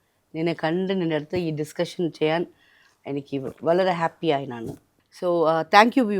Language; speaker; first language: Malayalam; non-native, local second language; Tamil